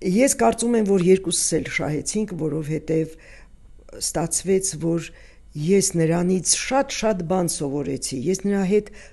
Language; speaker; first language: Armenian; native; Armenian